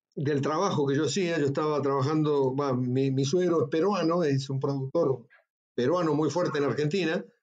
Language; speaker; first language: Spanish; native; Spanish